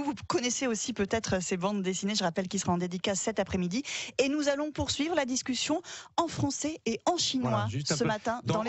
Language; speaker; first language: French; native; French